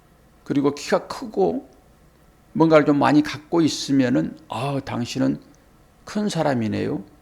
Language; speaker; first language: Korean; native; Korean